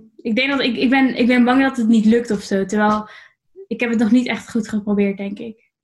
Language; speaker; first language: Dutch; native; Dutch